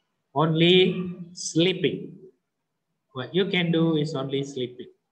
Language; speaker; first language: English; non-native, fluent; Indonesian